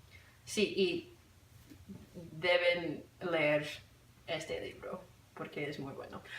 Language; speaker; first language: Spanish; non-native, learner; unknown